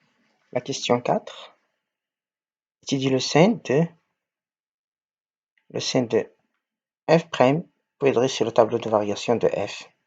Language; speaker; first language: French; non-native, local second language; Arabic